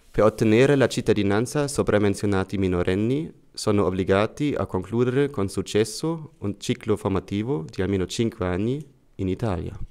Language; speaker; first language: Italian; non-native, learner; German